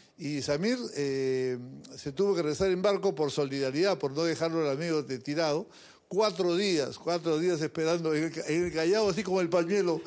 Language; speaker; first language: Spanish; native; Spanish